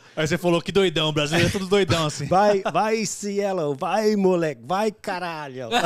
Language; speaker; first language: Portuguese; non-native, learner; English